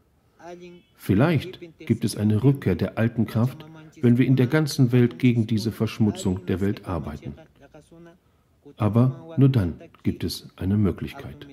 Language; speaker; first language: German; native; German